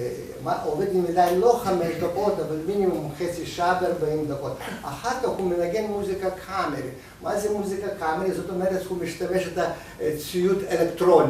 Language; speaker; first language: Hebrew; non-native, fluent; Russian